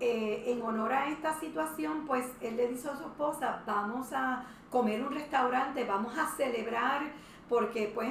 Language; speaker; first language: Spanish; native; Spanish